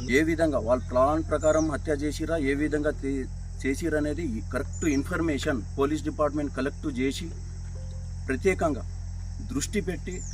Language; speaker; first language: Telugu; native; Telugu